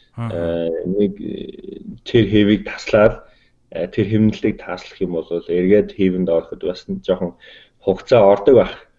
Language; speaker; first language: Mongolian; native; Mongolian